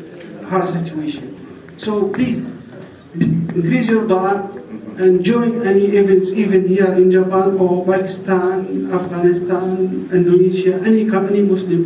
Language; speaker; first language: English; non-native, fluent; Arabic